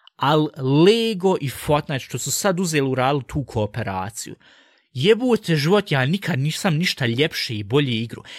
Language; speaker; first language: Bosnian; early bilingual, heritage; Bosnian